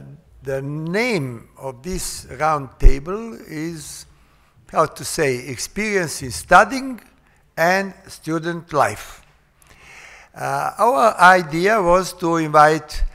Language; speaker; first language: English; non-native, fluent; Serbian